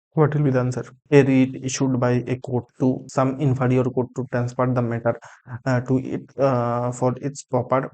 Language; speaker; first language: English; non-native, local second language; Assamese